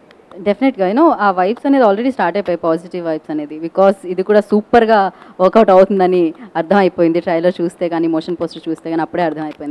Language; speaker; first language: Telugu; native; Telugu